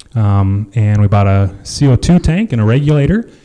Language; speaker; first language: English; native; English